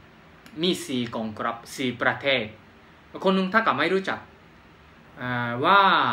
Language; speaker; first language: Thai; non-native, fluent; Japanese